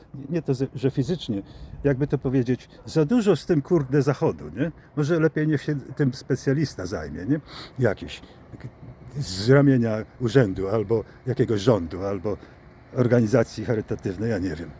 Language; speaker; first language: Polish; native; Polish